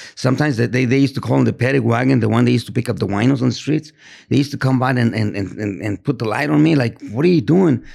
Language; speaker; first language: English; non-native, fluent; Spanish